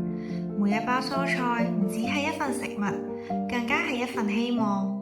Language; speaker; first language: Cantonese; native; Cantonese